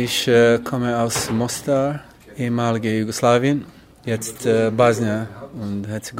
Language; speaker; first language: German; non-native, learner; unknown